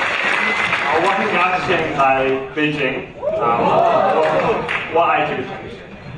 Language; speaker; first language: Chinese; non-native, learner; English